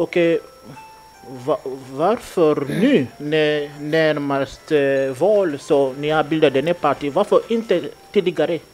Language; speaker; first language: Swedish; non-native, learner; Lingala